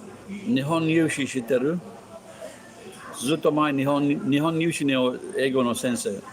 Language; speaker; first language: Japanese; non-native, learner; English